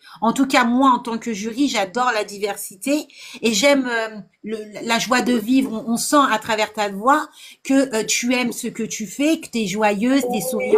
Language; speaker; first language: French; native; French